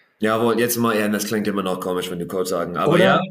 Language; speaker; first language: German; non-native, learner; English